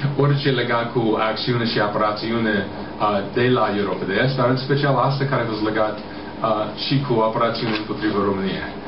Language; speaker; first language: Romanian; non-native, fluent; English